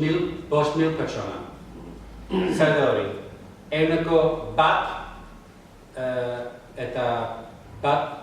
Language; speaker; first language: Basque; non-native, fluent; English